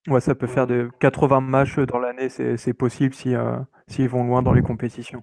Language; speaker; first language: French; native; French